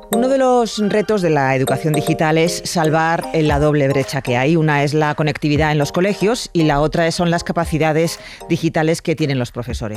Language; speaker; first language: Spanish; native; Spanish